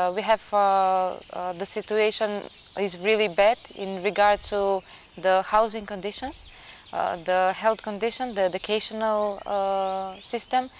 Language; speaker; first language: English; non-native, fluent; Macedonian